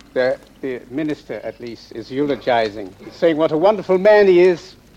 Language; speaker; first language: English; native; English